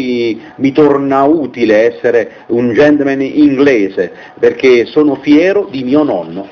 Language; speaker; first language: Italian; native; Italian